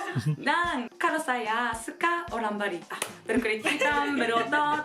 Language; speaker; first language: Indonesian; non-native, learner; Japanese